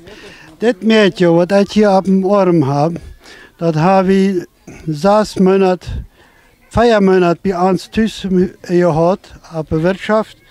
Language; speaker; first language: German; non-native, local second language; Plautdietsch